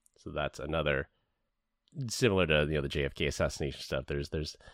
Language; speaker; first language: English; native; English